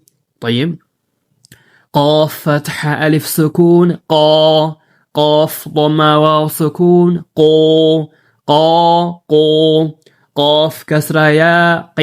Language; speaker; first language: Arabic; non-native, fluent; Amharic